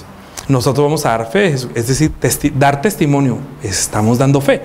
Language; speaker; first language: Spanish; native; Spanish